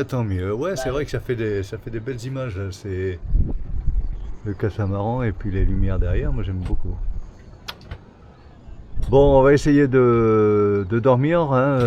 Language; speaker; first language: French; native; French